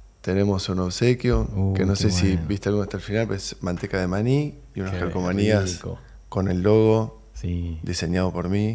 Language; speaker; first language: Spanish; native; Spanish